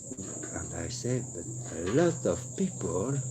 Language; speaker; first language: English; non-native, learner; French